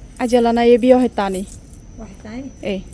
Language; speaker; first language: Arabic; non-native, learner; Bangla